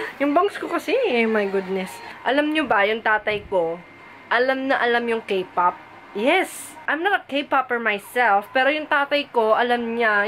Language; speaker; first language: Filipino; early bilingual, heritage; Filipino